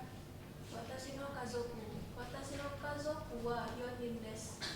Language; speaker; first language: Japanese; non-native, learner; Indonesian